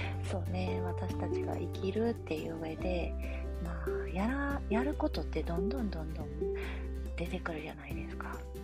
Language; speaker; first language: Japanese; native; Japanese